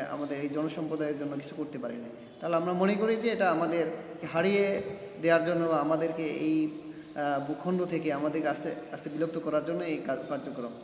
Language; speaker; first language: Bangla; non-native, local second language; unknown